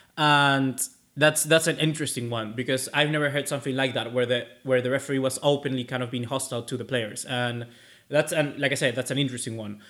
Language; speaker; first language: English; non-native, fluent; Spanish